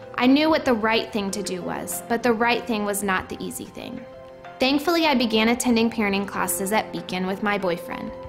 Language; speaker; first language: English; native; English